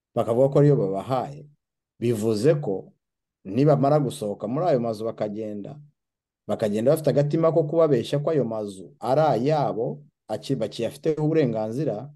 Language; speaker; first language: Kinyarwanda; native; Kinyarwanda